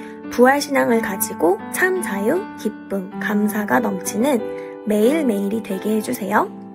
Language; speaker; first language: Korean; native; Korean